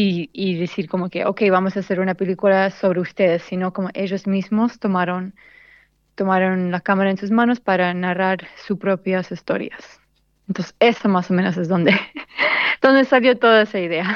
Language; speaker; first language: Spanish; early bilingual, heritage; Spanish